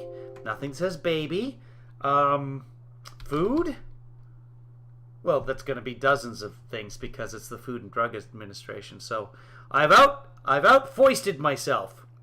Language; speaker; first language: English; native; English